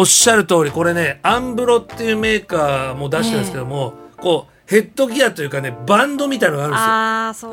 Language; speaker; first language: Japanese; native; Japanese